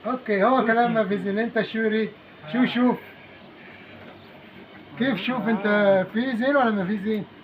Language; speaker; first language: Arabic; non-native, learner; Pashto